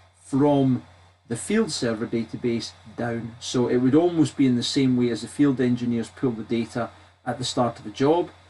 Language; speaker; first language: English; native; English